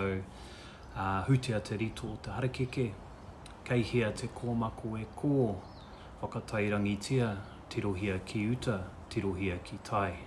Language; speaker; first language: Māori; non-native, local second language; English